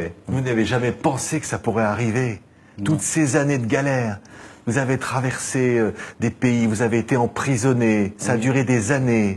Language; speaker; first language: French; native; French